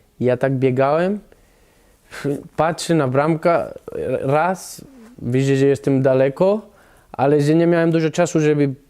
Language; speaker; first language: Polish; non-native, learner; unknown